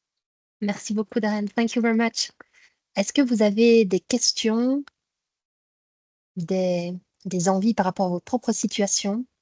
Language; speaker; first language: French; native; French